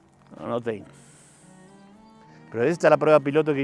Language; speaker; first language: Spanish; native; Spanish